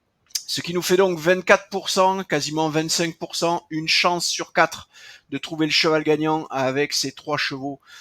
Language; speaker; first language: French; native; French